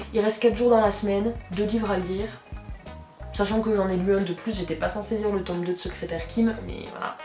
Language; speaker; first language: French; native; French